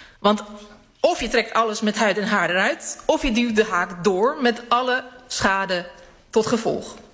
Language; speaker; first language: Dutch; early bilingual, other home language; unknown